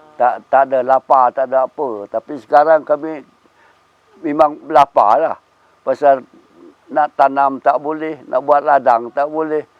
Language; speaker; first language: Malay; non-native, local second language; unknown